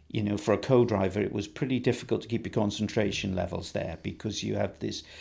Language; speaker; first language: English; native; English